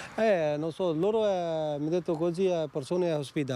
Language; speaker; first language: Italian; non-native, learner; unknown